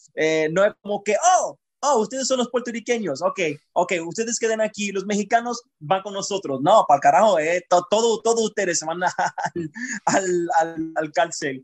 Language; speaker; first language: Spanish; early bilingual, heritage; Spanish